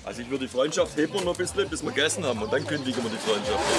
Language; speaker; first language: German; native; German